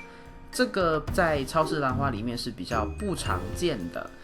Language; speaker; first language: Chinese; native; Chinese